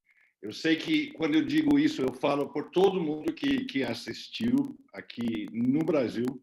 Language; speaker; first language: Portuguese; non-native, fluent; English